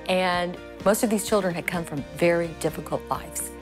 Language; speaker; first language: English; native; English